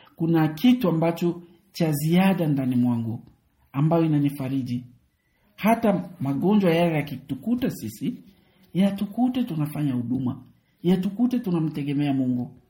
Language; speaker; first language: Swahili; native; Swahili